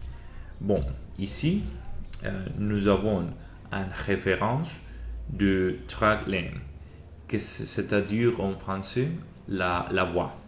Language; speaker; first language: French; non-native, learner; Spanish